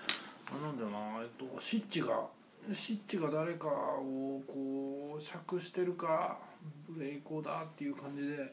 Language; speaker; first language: Japanese; native; Japanese